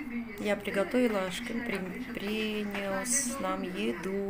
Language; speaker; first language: Russian; native; Russian